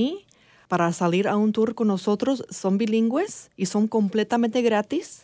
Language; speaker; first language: Spanish; early bilingual, heritage; English